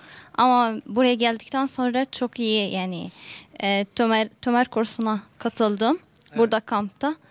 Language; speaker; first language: Turkish; non-native, fluent; Arabic